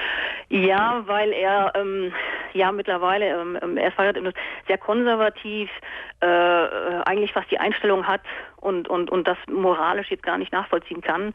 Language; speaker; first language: German; native; German